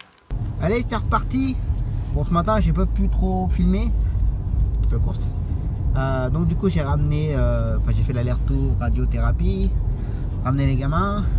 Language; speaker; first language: French; native; French